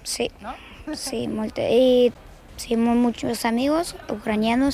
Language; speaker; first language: Catalan; non-native, learner; Ukrainian